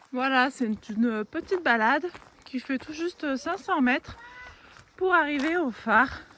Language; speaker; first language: French; native; French